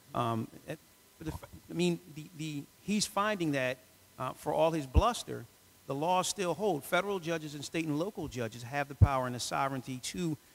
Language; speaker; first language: English; native; English